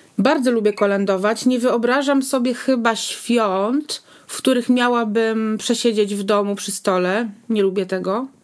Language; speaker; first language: Polish; native; Polish